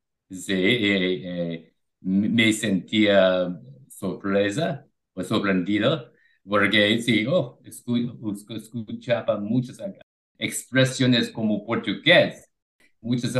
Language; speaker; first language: Spanish; non-native, learner; English